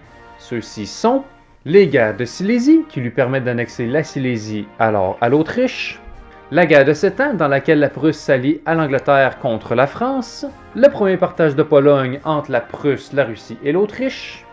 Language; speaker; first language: French; native; French